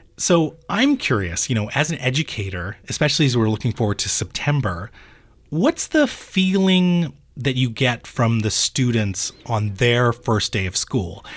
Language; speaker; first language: English; early bilingual, other home language; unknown